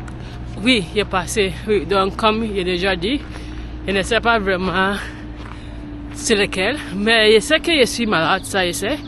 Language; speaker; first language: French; non-native, learner; English